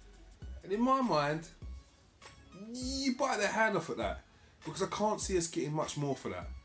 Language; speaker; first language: English; native; English